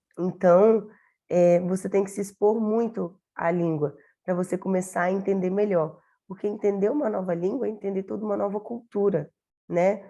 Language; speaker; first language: Portuguese; native; Portuguese